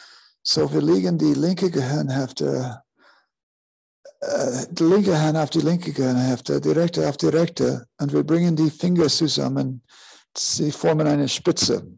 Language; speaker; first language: German; non-native, fluent; English